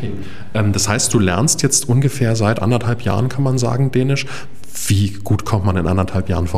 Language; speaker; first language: German; native; German